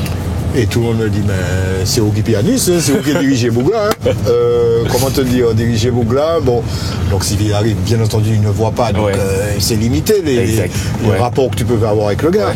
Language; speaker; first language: French; native; French